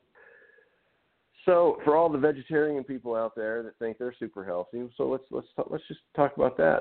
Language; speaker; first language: English; native; English